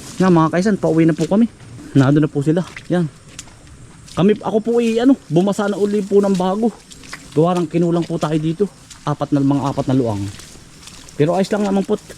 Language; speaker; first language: Filipino; native; Filipino